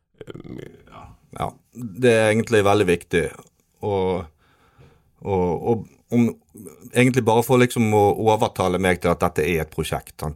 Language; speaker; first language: Norwegian; native; Norwegian